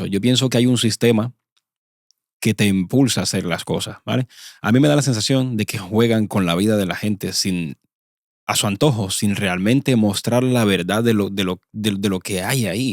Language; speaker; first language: Spanish; native; Spanish